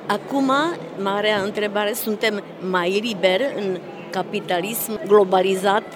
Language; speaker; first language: Romanian; non-native, fluent; Czech